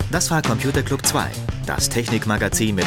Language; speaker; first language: German; native; German